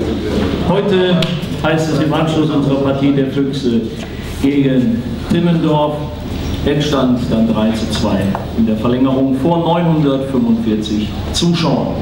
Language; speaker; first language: German; native; German